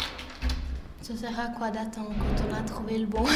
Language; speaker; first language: French; early bilingual, other home language; Bosnian